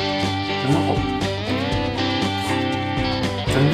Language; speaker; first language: Japanese; native; Japanese